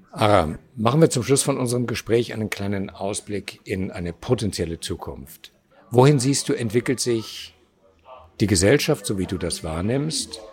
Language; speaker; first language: German; native; German